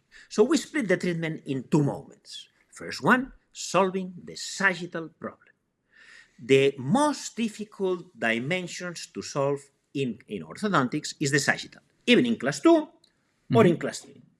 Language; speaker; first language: English; non-native, fluent; Spanish